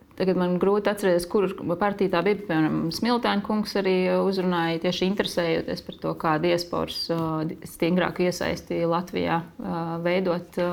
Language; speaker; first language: Latvian; native; Latvian